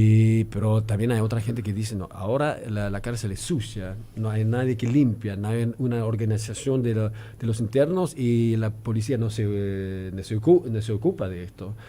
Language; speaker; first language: Spanish; non-native, fluent; German